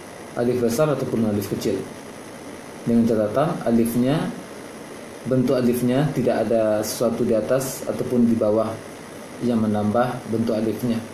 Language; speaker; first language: Indonesian; native; Indonesian